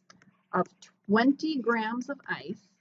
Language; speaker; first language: English; native; English